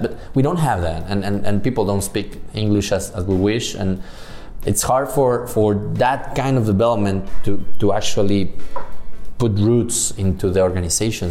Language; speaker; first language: English; non-native, fluent; Spanish